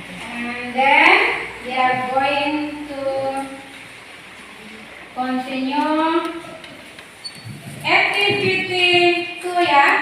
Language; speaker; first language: English; non-native, learner; Indonesian